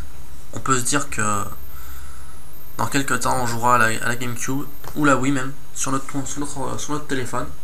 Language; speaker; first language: French; native; French